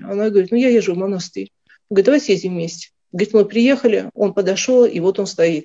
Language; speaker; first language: Russian; native; Russian